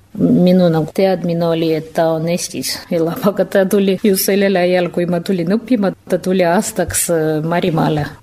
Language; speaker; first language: Estonian; non-native, fluent; Russian